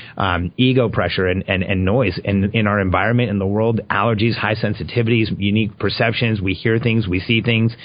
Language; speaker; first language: English; early bilingual, other home language; Spanish